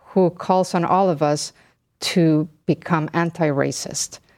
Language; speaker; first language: English; early bilingual, other home language; Spanish